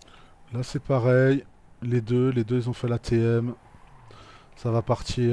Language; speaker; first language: French; native; French